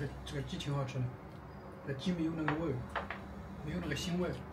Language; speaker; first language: Chinese; native; Chinese